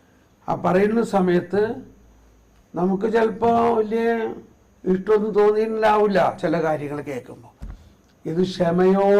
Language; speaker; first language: Malayalam; native; Malayalam